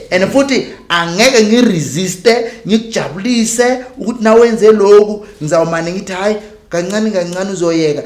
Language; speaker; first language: Zulu; native; Zulu